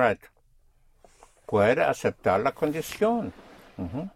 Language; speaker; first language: Spanish; non-native, fluent; English